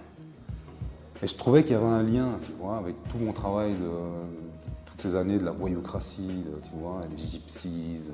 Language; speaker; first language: French; native; French